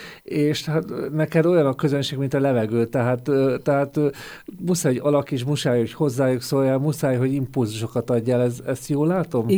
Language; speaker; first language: Hungarian; native; Hungarian